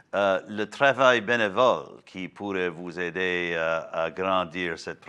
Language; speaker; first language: French; non-native, learner; English